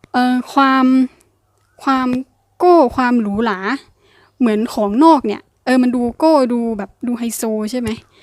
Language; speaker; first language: Thai; native; Thai